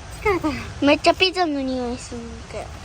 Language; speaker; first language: Japanese; early bilingual, other home language; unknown